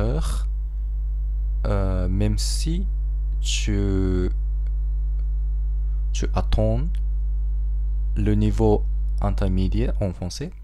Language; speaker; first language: French; non-native, learner; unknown